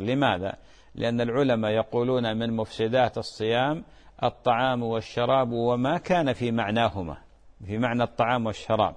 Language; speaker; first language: Arabic; native; Arabic